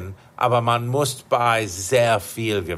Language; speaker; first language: German; non-native, fluent; English